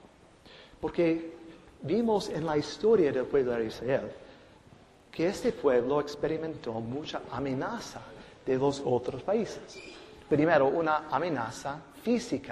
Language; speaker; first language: Spanish; non-native, fluent; English